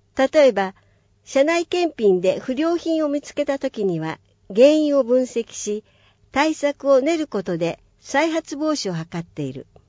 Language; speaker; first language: Japanese; native; Japanese